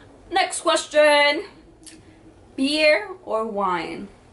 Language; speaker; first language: English; early bilingual, other home language; Spanish